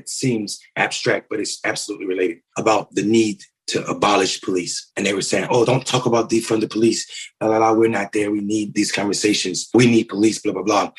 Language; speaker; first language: English; native; English